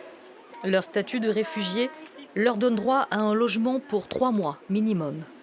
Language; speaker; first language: French; native; French